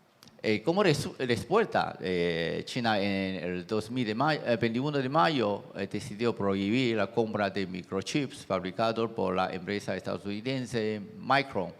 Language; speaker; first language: Spanish; non-native, fluent; Chinese